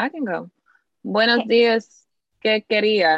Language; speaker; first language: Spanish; non-native, learner; English